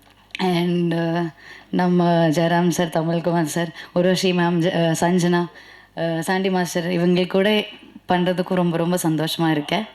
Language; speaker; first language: Tamil; non-native, learner; Telugu